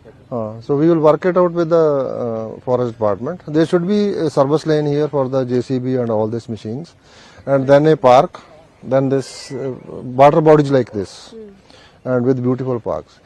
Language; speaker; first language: English; non-native, local second language; Punjabi